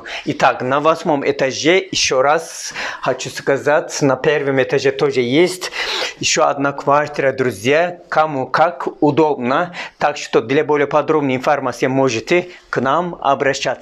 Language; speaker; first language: Russian; non-native, learner; Turkish